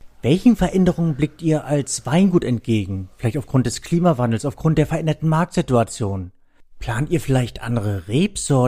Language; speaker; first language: German; native; German